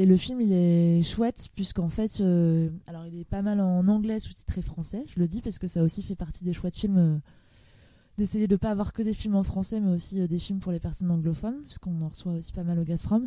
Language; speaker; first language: French; native; French